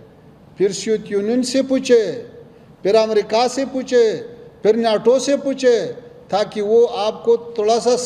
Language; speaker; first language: Hindi; non-native, fluent; Pashto